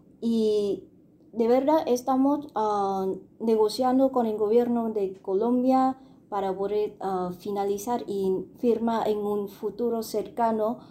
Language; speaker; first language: Spanish; non-native, fluent; Vietnamese